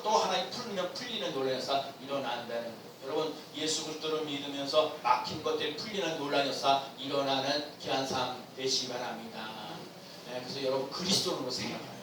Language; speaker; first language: Korean; native; Korean